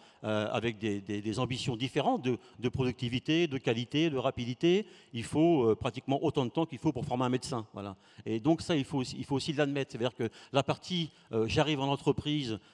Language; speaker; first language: French; native; French